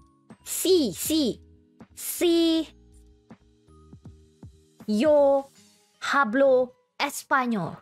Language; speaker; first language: Spanish; non-native, learner; Indonesian